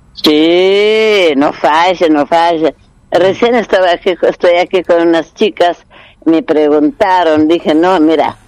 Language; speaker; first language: Spanish; non-native, fluent; Portuguese